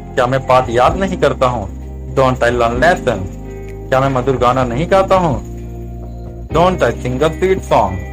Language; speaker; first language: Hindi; native; Hindi